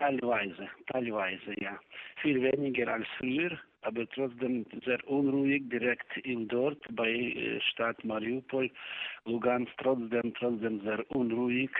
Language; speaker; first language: German; non-native, learner; Ukrainian